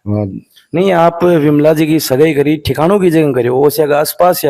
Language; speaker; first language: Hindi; non-native, local second language; Marwari